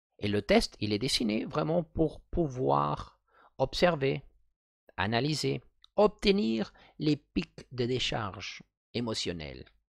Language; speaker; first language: French; non-native, fluent; Spanish